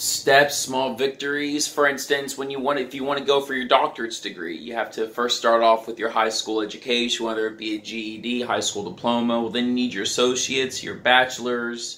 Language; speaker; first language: English; native; English